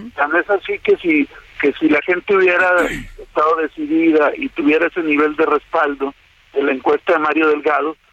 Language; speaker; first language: Spanish; native; Spanish